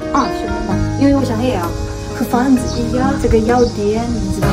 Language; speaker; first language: Chinese; non-native, learner; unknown